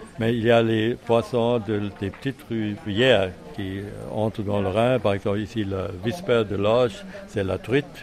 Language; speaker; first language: French; non-native, fluent; German